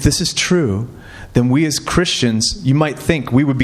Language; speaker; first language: English; native; English